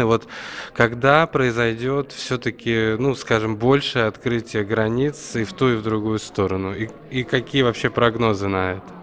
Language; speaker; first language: Russian; native; Russian